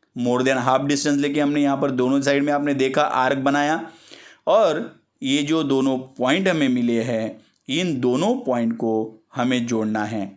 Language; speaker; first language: Hindi; non-native, local second language; Marathi